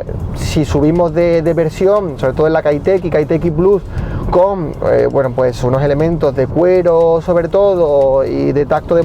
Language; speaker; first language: Spanish; native; Spanish